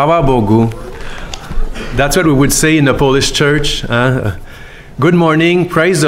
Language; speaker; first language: English; non-native, fluent; French